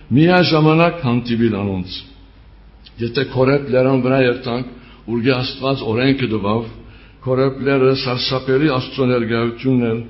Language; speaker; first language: Armenian; early bilingual, heritage; Armenian